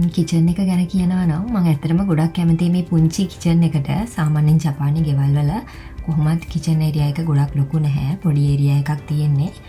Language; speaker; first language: Sinhala; native; Sinhala